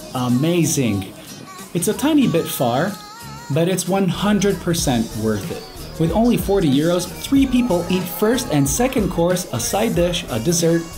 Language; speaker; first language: English; non-native, fluent; Italian